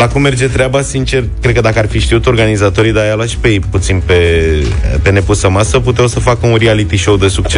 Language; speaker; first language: Romanian; native; Romanian